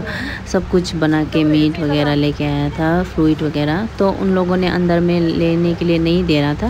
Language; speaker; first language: Hindi; non-native, local second language; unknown